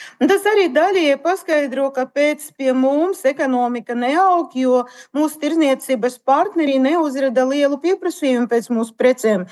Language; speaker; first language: Latvian; non-native, local second language; Russian